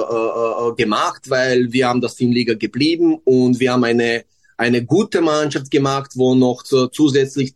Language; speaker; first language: German; non-native, fluent; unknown